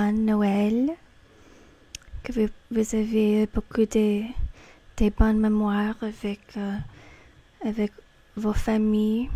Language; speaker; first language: French; non-native, fluent; English